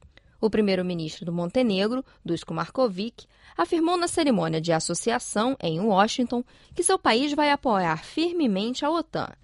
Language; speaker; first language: Portuguese; non-native, fluent; Chinese